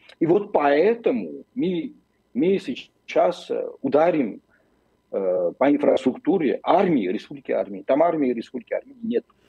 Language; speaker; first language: Russian; non-native, local second language; Armenian